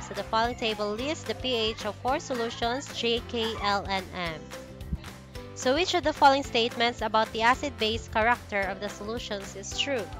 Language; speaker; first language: English; non-native, local second language; Cebuano